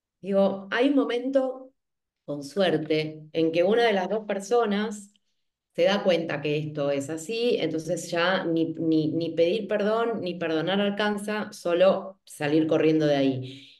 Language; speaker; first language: Spanish; native; Spanish